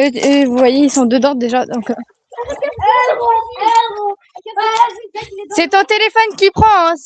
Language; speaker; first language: French; native; French